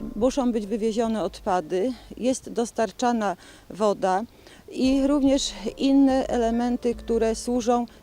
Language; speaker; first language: Polish; native; Polish